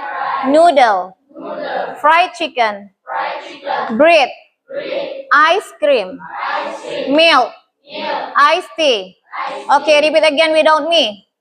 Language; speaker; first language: English; non-native, learner; Indonesian